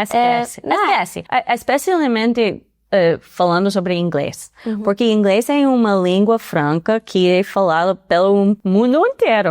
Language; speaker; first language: Portuguese; non-native, fluent; English